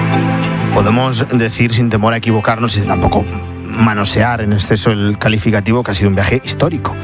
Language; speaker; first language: Spanish; native; Spanish